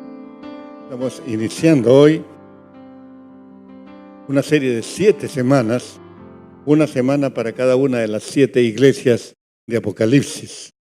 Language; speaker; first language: Spanish; native; Spanish